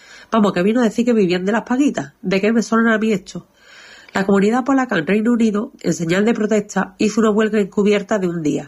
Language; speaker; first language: Spanish; native; Spanish